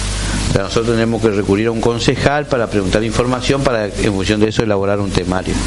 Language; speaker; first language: Spanish; native; Spanish